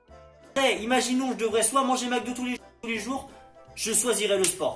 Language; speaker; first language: French; native; French